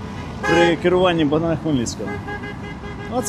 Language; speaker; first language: Ukrainian; native; Ukrainian